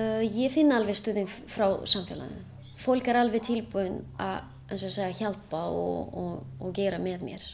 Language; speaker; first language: Icelandic; non-native, learner; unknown